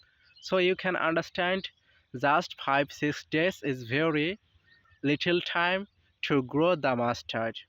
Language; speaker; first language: English; non-native, learner; Bangla